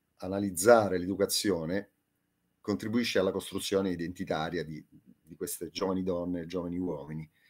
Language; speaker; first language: Italian; native; Italian